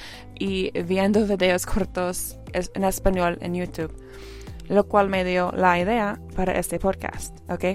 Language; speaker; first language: Spanish; non-native, fluent; English